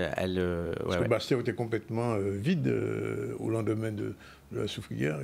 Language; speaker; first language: French; native; French